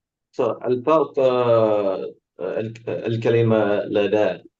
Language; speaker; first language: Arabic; non-native, learner; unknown